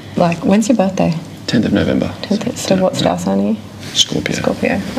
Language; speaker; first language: English; native; English